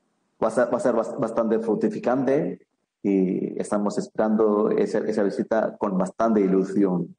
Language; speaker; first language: Spanish; non-native, fluent; Malayalam